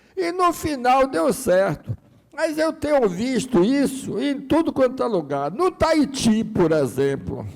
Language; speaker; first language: Portuguese; early bilingual, other home language; Russian